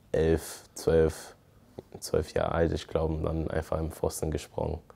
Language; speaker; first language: German; non-native, fluent; English